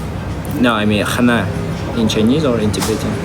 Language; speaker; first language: English; non-native, fluent; Uzbek